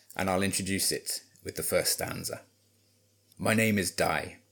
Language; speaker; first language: English; native; English